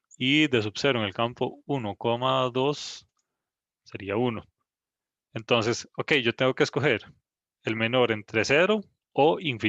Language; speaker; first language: Spanish; native; Spanish